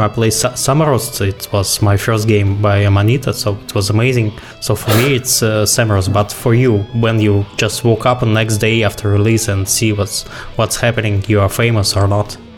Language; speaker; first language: English; non-native, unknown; Russian